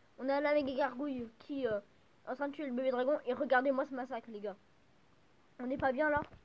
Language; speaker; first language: French; native; French